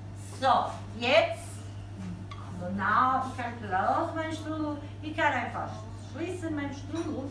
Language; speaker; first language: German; non-native, fluent; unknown